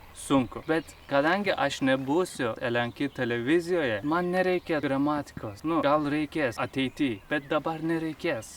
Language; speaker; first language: Lithuanian; non-native, fluent; Turkish